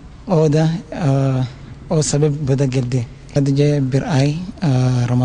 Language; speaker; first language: Turkish; non-native, learner; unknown